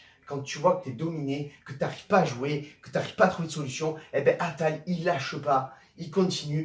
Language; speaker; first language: French; native; French